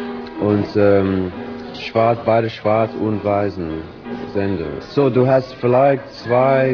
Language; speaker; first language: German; non-native, learner; English